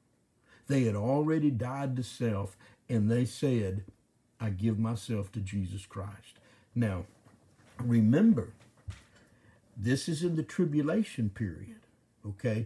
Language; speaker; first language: English; native; English